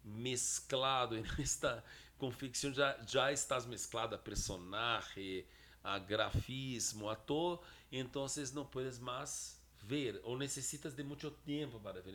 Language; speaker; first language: Spanish; non-native, fluent; Portuguese